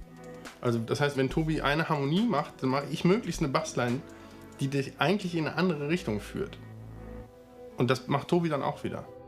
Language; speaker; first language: German; native; German